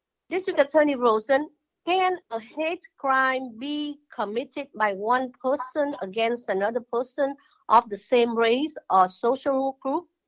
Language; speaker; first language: English; non-native, fluent; Vietnamese